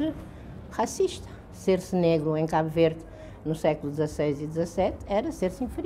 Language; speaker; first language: Portuguese; non-native, local second language; Kabuverdianu